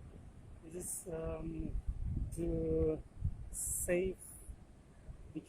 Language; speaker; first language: English; non-native, fluent; German